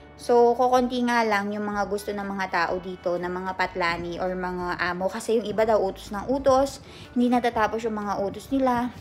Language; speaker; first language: Filipino; native; Filipino